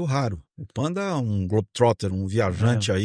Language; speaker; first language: Portuguese; native; Portuguese